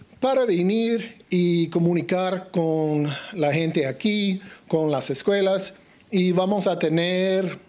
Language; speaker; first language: Spanish; non-native, learner; English